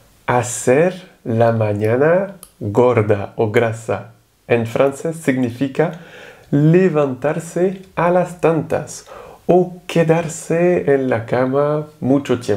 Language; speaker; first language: Spanish; non-native, fluent; French